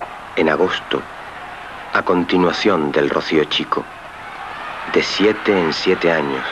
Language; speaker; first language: Spanish; native; Spanish